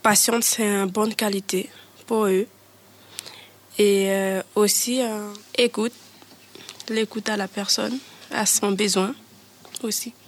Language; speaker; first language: French; non-native, learner; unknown